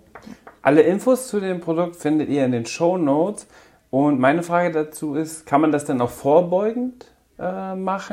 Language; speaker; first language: German; native; German